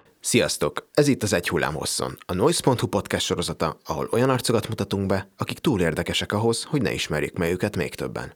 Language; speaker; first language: Hungarian; native; Hungarian